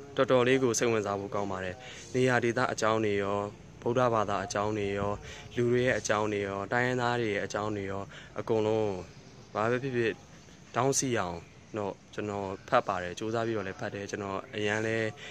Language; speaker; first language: Burmese; native; Burmese